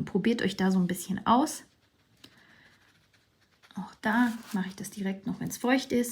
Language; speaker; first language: German; native; German